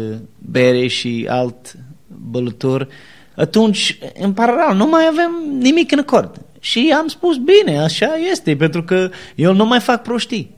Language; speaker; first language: Romanian; non-native, learner; English